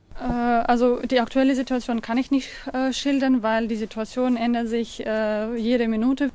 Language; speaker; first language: German; non-native, fluent; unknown